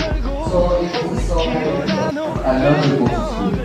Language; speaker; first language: English; non-native, fluent; Thai